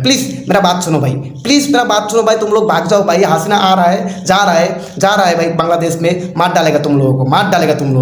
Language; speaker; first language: Hindi; non-native, learner; Bangla